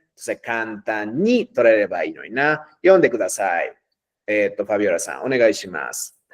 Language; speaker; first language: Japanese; native; Japanese